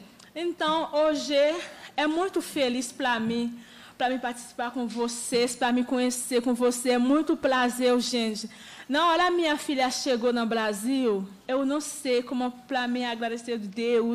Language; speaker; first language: Portuguese; non-native, learner; Haitian Creole